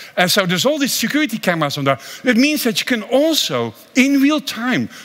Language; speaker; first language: English; non-native, fluent; Dutch